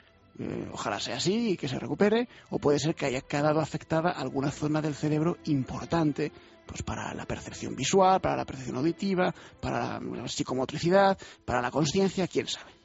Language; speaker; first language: Spanish; native; Spanish